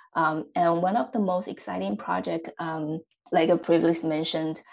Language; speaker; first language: English; non-native, fluent; Chinese